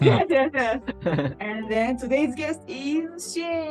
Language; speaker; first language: English; non-native, learner; Japanese